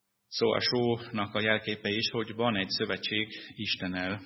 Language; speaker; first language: Hungarian; non-native, fluent; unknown